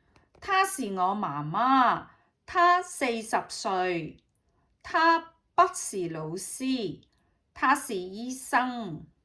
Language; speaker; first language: Chinese; non-native, learner; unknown